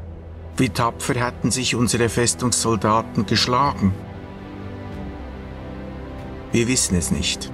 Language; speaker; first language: German; native; German